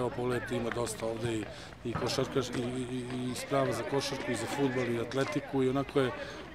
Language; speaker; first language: Serbian; native; Serbian